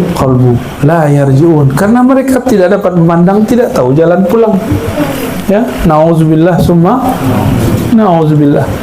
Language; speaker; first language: Indonesian; non-native, local second language; Minangkabau